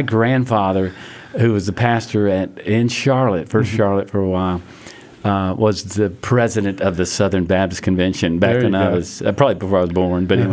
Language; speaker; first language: English; native; English